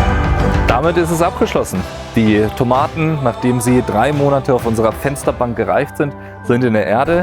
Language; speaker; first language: German; native; German